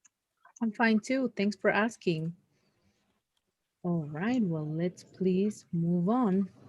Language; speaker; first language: English; non-native, fluent; Spanish